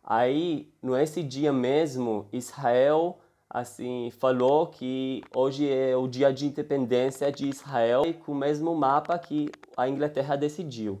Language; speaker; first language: Portuguese; early bilingual, heritage; Hebrew